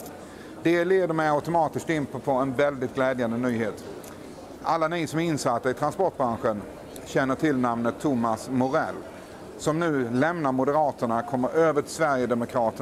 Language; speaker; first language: Swedish; native; Swedish